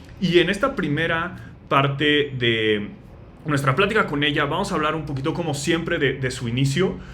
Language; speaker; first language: Spanish; native; Spanish